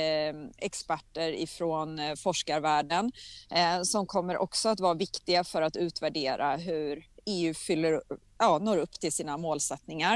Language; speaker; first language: Swedish; native; Swedish